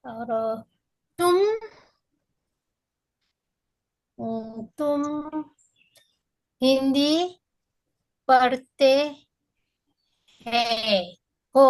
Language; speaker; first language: Hindi; non-native, learner; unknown